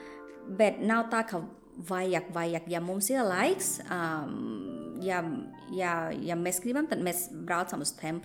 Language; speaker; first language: Latvian; non-native, fluent; Thai